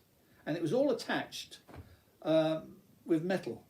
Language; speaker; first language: English; native; English